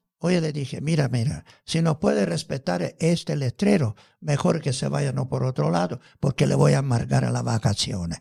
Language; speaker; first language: Spanish; non-native, fluent; Italian